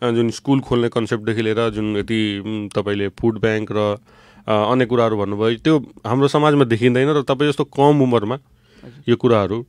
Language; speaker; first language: Nepali; non-native, local second language; Bhojpuri